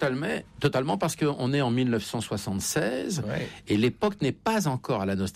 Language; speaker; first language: French; native; French